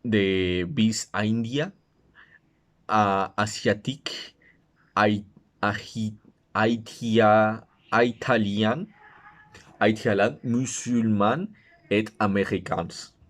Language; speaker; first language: French; non-native, learner; Spanish